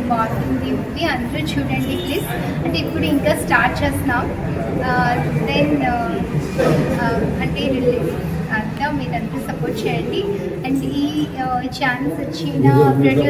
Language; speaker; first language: Telugu; non-native, learner; Hindi